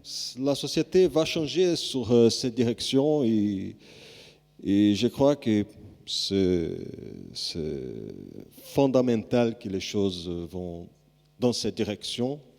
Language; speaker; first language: French; non-native, fluent; Portuguese